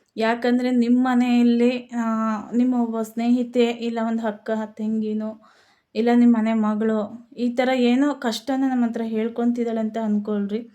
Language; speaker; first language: Kannada; native; Kannada